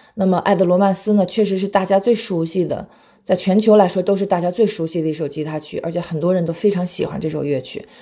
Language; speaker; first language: Chinese; native; Chinese